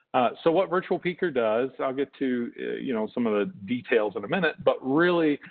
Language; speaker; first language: English; native; English